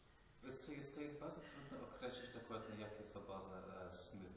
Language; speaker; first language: Polish; non-native, fluent; English